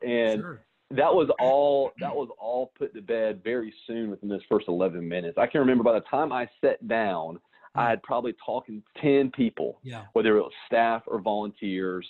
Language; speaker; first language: English; native; English